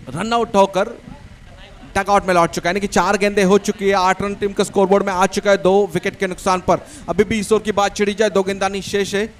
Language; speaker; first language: Hindi; non-native, local second language; Marathi